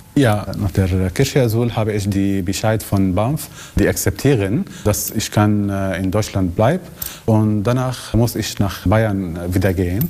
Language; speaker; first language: German; non-native, learner; Arabic